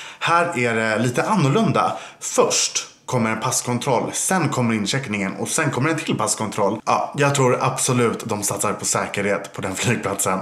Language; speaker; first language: Swedish; native; Swedish